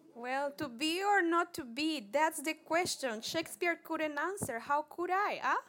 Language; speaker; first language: English; non-native, fluent; Spanish